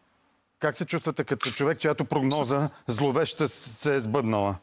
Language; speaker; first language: Bulgarian; native; Bulgarian